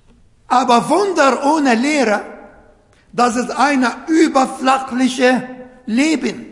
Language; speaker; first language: German; non-native, learner; Arabic